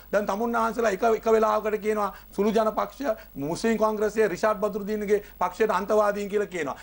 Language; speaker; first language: Sinhala; non-native, local second language; Tamil